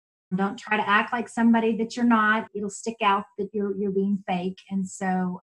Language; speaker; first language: English; native; English